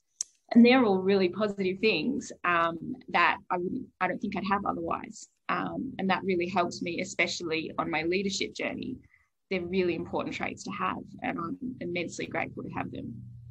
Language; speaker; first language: English; native; English